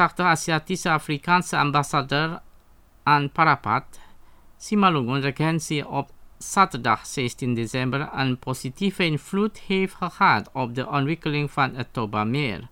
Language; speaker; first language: Dutch; non-native, fluent; Indonesian